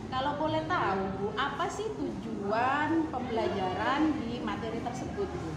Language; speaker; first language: Indonesian; native; Indonesian